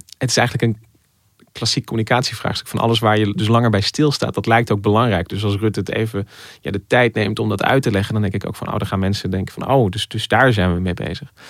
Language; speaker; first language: Dutch; native; Dutch